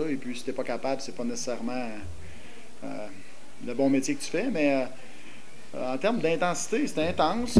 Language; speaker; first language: French; native; French